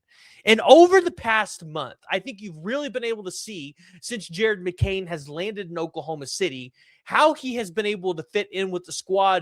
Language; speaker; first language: English; native; English